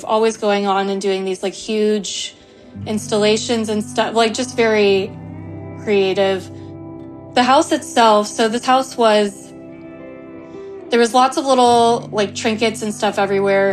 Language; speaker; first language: English; native; English